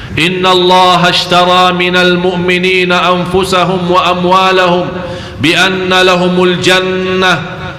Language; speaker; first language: Malay; non-native, fluent; Arabic